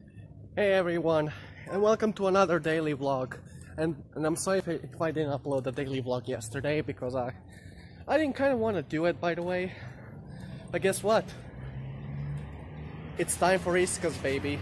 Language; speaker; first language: English; non-native, fluent; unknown